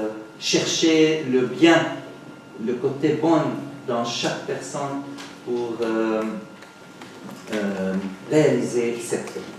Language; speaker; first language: French; non-native, fluent; Arabic